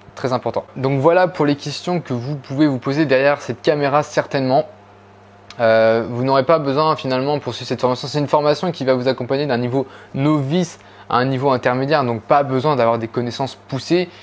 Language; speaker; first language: French; native; French